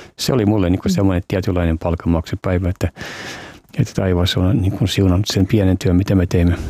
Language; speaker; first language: Finnish; early bilingual, heritage; Finnish